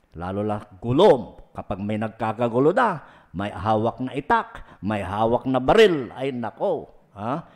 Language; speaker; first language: Filipino; non-native, local second language; Pangasinan